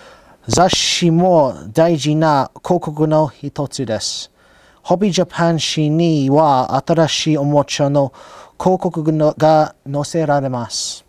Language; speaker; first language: Japanese; non-native, learner; English